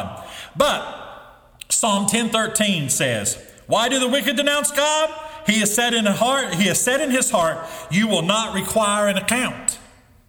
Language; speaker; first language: English; native; English